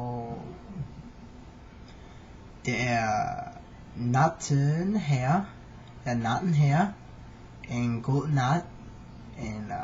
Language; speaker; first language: Danish; non-native, learner; English